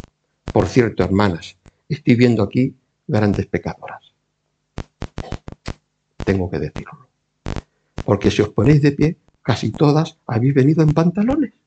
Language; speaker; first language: Spanish; native; Spanish